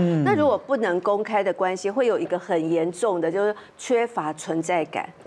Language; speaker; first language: Chinese; native; Chinese